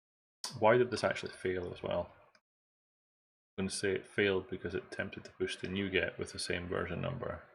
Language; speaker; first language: English; native; English